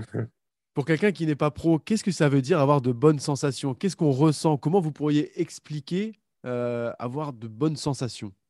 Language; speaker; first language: French; native; French